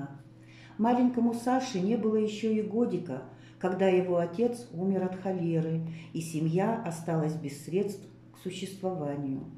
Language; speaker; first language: Russian; native; Russian